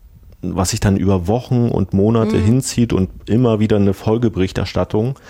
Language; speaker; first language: German; native; German